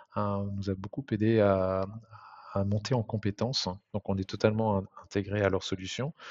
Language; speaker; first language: French; native; French